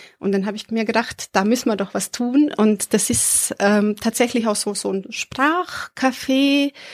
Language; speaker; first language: German; early bilingual, other home language; Serbian